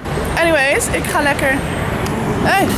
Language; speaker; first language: Dutch; native; Dutch